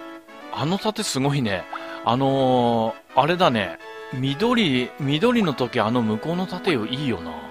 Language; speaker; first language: Japanese; native; Japanese